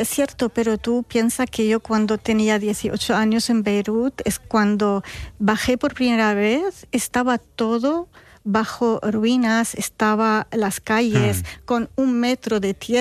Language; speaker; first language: Spanish; non-native, fluent; Arabic